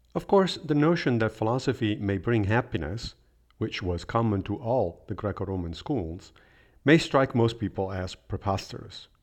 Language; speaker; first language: English; non-native, fluent; Italian